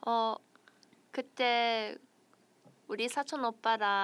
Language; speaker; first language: Korean; early bilingual, heritage; Korean